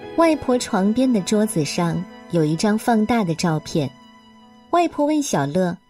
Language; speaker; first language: Chinese; native; Chinese